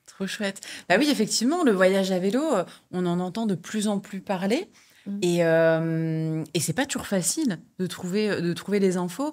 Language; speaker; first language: French; native; French